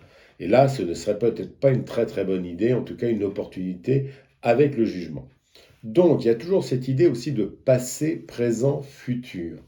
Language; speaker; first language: French; native; French